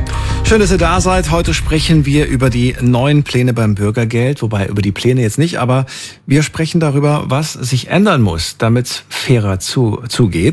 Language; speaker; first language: German; native; German